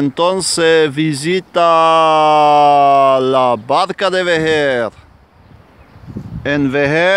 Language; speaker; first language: Spanish; non-native, fluent; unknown